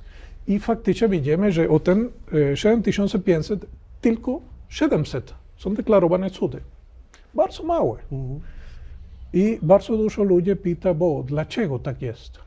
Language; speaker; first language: Polish; non-native, learner; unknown